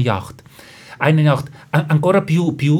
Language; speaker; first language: Italian; non-native, learner; German